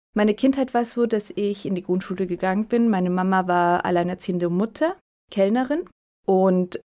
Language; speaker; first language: German; early bilingual, other home language; Spanish